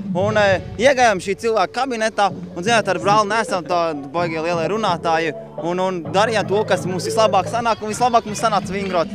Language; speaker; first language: Latvian; native; Latvian